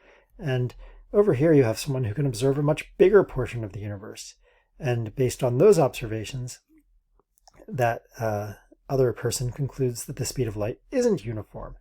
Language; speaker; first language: English; native; English